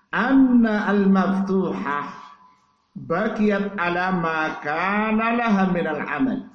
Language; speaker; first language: Arabic; non-native, fluent; Indonesian